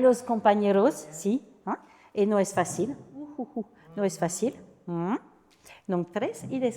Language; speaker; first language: Spanish; non-native, fluent; French